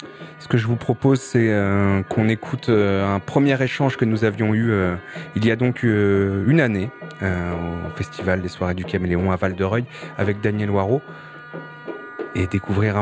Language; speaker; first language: French; native; French